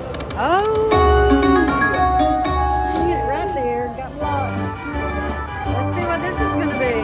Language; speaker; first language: English; native; English